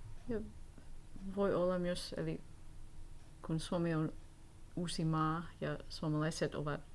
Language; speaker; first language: Finnish; non-native, learner; English